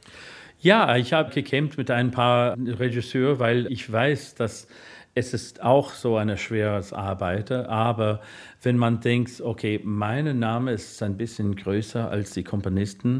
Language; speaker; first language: German; non-native, fluent; English